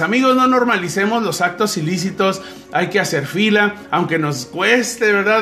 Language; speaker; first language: Spanish; native; Spanish